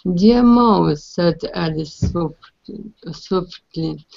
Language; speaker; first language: English; non-native, learner; Ukrainian